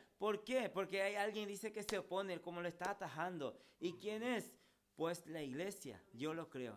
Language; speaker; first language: Spanish; native; Spanish